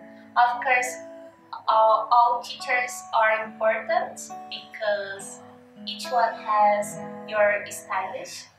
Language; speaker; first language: English; non-native, learner; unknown